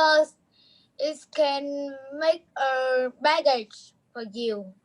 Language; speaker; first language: English; non-native, learner; Vietnamese